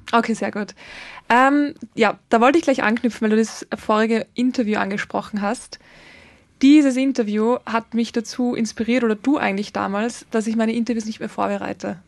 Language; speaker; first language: German; native; German